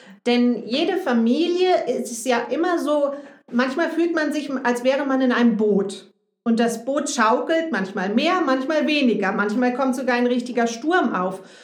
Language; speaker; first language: German; native; German